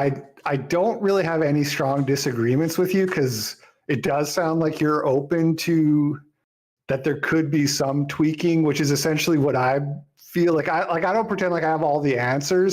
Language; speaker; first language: English; native; English